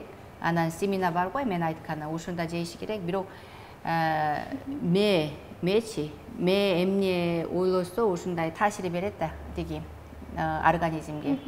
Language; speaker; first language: Kyrgyz; non-native, learner; Korean